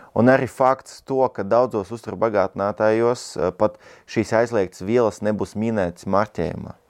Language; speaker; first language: Latvian; non-native, local second language; Russian